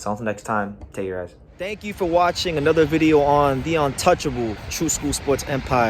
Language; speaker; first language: English; native; English